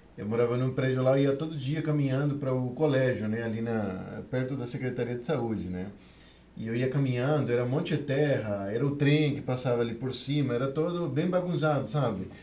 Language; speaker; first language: Portuguese; non-native, fluent; Spanish